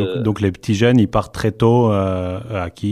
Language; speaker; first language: French; native; French